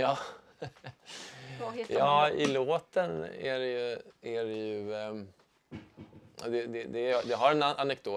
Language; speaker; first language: Swedish; native; Swedish